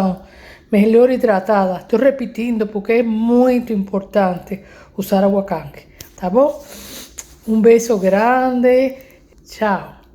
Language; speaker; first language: Portuguese; non-native, learner; Spanish